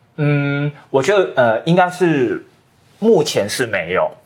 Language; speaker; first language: Chinese; native; Chinese